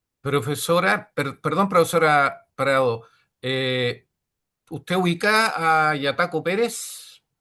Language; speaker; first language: Spanish; native; Spanish